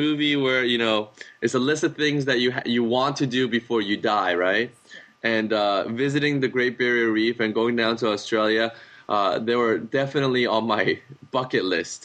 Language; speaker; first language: English; native; English